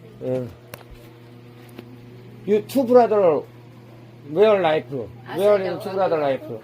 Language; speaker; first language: English; non-native, learner; Korean